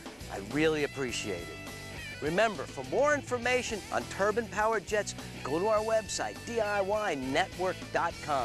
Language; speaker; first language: English; native; English